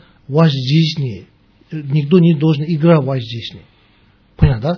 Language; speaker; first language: Russian; non-native, learner; Tibetan